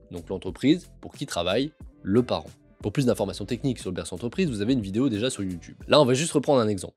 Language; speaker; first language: French; native; French